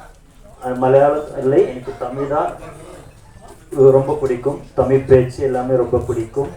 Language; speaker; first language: Tamil; non-native, learner; Malayalam